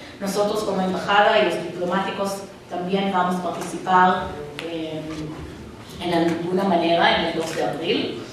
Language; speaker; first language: Spanish; non-native, fluent; Hebrew